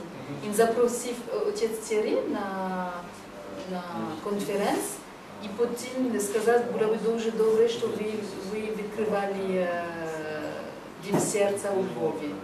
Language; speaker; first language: Ukrainian; non-native, learner; French